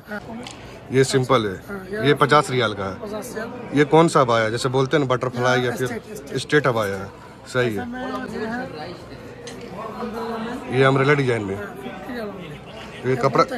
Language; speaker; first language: Hindi; native; Hindi